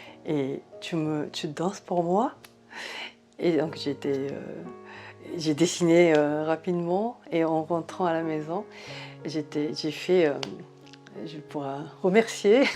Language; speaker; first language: French; non-native, fluent; Japanese